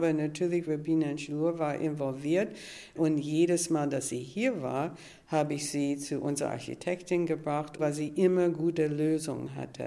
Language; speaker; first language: German; non-native, fluent; English